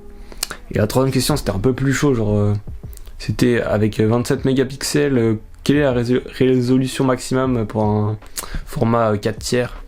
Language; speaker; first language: French; native; French